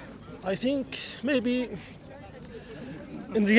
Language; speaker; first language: English; non-native, learner; Arabic